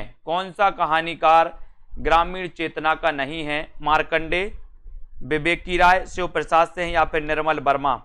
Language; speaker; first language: Hindi; native; Hindi